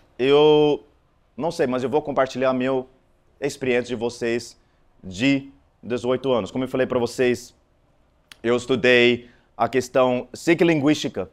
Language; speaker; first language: Portuguese; non-native, fluent; Afrikaans